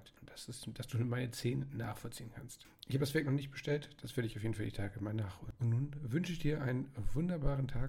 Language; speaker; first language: German; native; German